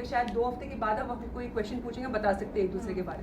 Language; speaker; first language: Hindi; native; Hindi